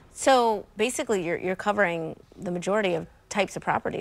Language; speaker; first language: English; native; English